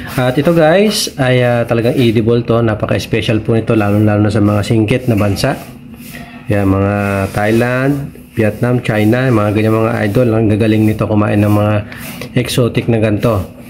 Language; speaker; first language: Filipino; non-native, local second language; Iloko